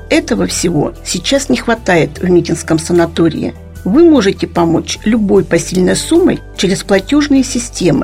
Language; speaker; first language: Russian; native; Russian